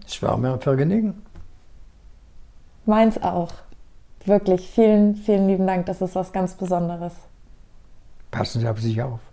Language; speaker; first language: German; non-native, fluent; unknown